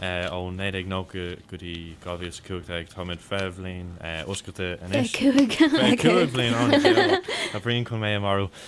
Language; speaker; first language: Irish; non-native, local second language; English